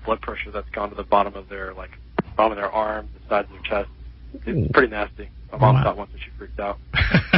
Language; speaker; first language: English; native; English